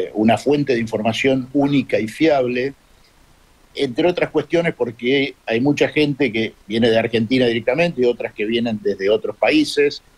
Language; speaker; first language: Spanish; native; Spanish